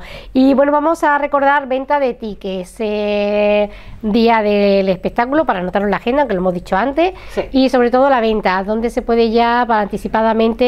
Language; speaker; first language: Spanish; native; Spanish